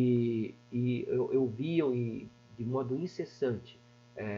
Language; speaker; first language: Portuguese; native; Portuguese